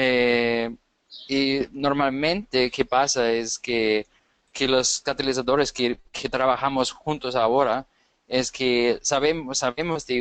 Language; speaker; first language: Spanish; non-native, fluent; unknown